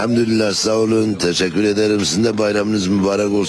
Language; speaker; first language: Turkish; non-native, local second language; Kurdish